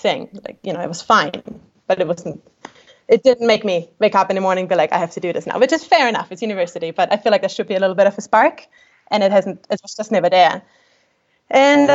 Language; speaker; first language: English; non-native, fluent; German